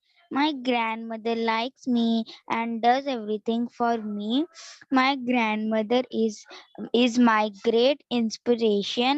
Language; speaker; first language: English; non-native, learner; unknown